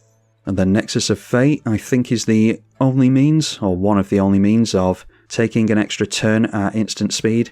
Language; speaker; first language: English; native; English